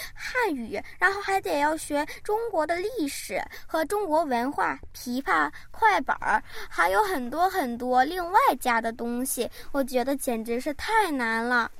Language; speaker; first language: Chinese; early bilingual, heritage; Chinese